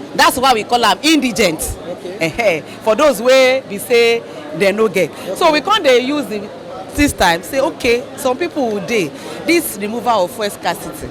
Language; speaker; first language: Nigerian Pidgin; non-native, local second language; Yoruba